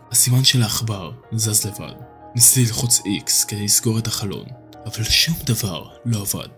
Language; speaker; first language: Hebrew; native; Hebrew